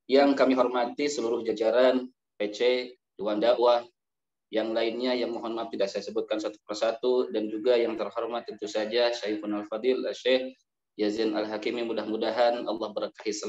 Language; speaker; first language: Indonesian; native; Indonesian